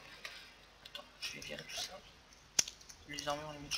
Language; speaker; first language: French; native; French